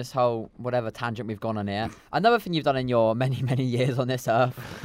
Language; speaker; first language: English; native; English